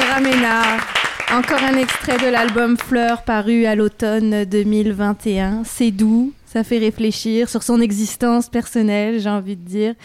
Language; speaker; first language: French; native; French